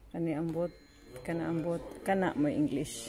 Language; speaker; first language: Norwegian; non-native, learner; Cebuano